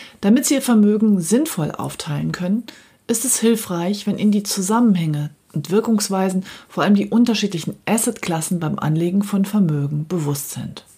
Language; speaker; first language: German; native; German